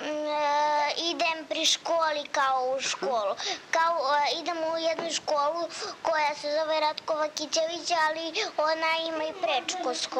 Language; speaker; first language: Serbian; native; Serbian